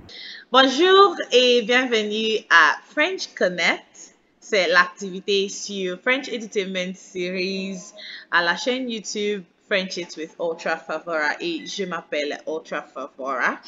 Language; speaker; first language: French; non-native, fluent; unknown